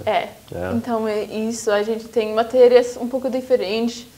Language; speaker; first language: Portuguese; non-native, fluent; Swedish